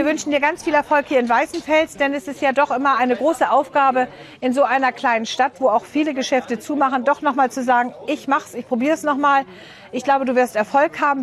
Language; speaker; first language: German; native; German